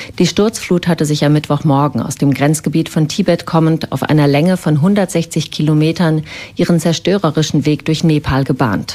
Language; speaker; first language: German; native; German